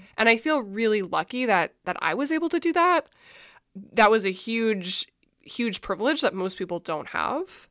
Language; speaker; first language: English; native; English